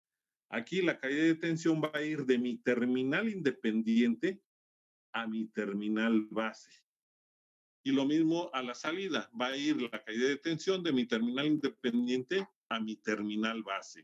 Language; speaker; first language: Spanish; native; Spanish